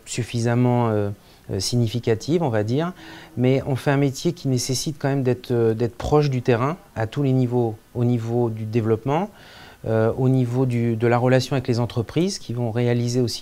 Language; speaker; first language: French; native; French